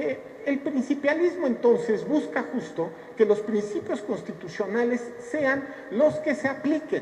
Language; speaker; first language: Spanish; native; Spanish